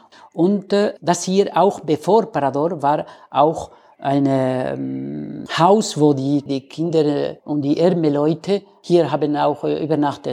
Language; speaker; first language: German; non-native, learner; Spanish